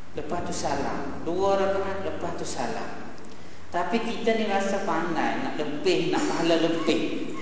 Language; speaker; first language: Malay; early bilingual, heritage; Arabic